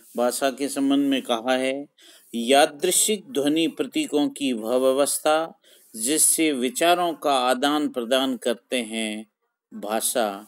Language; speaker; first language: Hindi; native; Hindi